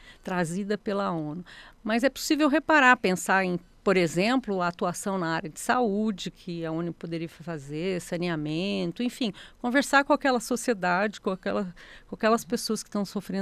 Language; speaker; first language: Portuguese; native; Portuguese